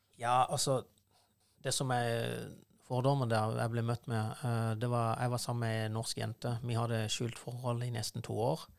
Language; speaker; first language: Norwegian; non-native, fluent; Persian